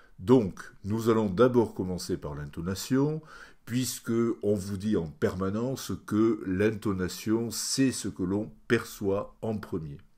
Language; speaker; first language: French; native; French